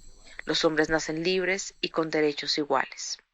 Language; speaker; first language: Spanish; native; Spanish